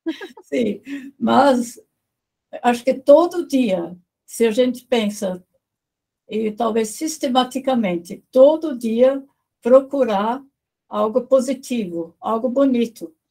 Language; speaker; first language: Portuguese; non-native, fluent; German